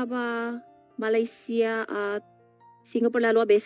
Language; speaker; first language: Filipino; non-native, learner; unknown